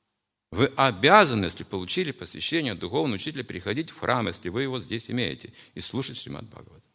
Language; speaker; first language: Russian; native; Russian